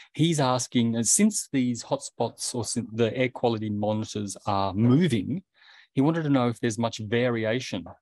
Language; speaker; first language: English; native; English